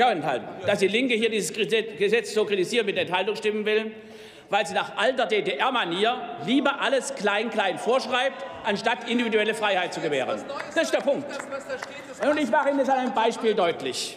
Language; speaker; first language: German; native; German